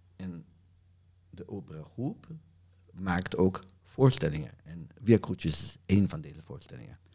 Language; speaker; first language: Dutch; non-native, fluent; Hebrew